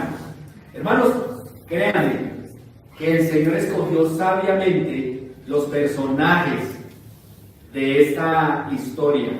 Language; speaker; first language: Spanish; native; Spanish